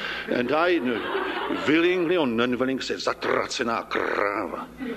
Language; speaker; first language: English; non-native, fluent; Czech